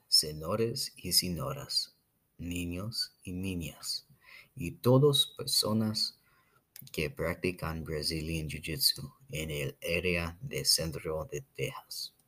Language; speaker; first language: Spanish; non-native, learner; English